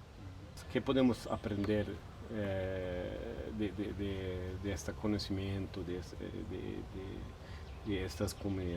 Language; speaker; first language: Spanish; non-native, fluent; Swedish